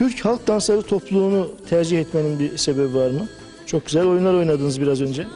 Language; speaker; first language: Turkish; native; Turkish